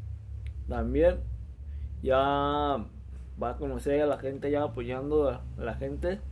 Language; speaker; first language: Spanish; non-native, local second language; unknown